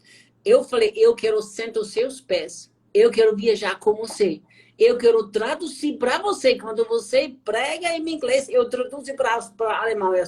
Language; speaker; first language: Portuguese; non-native, fluent; German